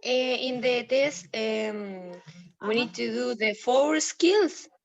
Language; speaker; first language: English; non-native, learner; Spanish